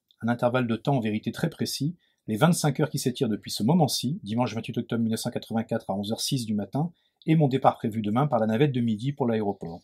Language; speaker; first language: French; native; French